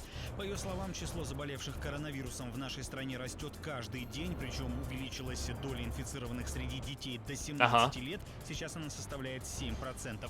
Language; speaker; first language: Russian; native; Russian